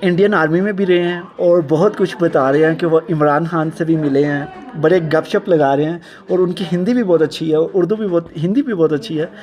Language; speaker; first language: Urdu; non-native, local second language; Punjabi